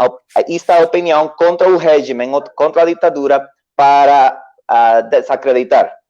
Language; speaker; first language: Portuguese; non-native, learner; Spanish